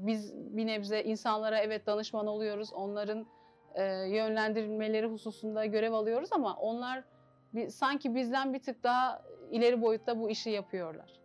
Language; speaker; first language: Turkish; native; Turkish